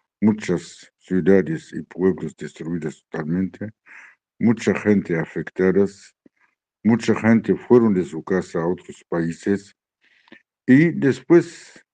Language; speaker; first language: Spanish; non-native, learner; Arabic